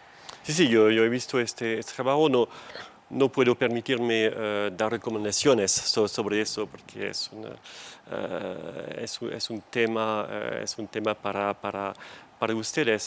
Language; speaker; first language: Spanish; non-native, fluent; French